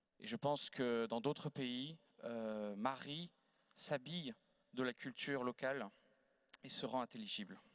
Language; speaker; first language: French; native; French